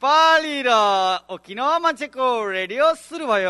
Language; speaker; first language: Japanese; non-native, fluent; Nepali